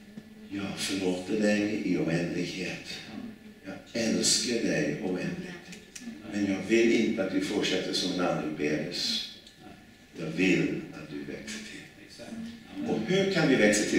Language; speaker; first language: Swedish; non-native, fluent; English